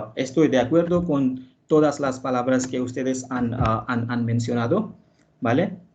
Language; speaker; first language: Spanish; non-native, fluent; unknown